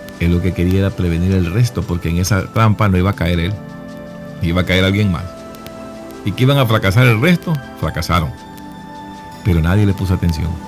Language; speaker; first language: Spanish; native; Spanish